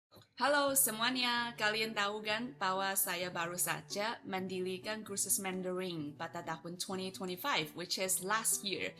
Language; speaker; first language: Indonesian; non-native, fluent; Chinese